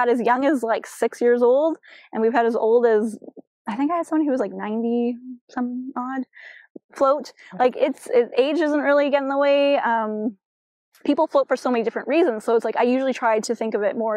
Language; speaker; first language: English; native; English